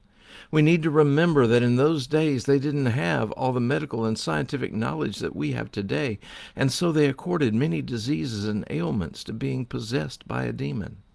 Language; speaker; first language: English; native; English